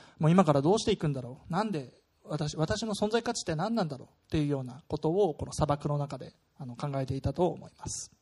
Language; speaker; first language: Japanese; non-native, fluent; German